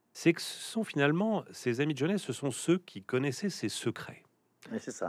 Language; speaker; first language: French; native; French